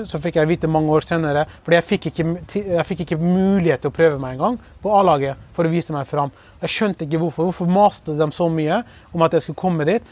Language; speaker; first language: Norwegian; early bilingual, other home language; Kurdish